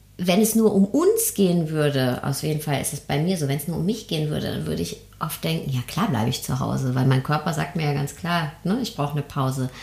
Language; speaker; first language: German; early bilingual, other home language; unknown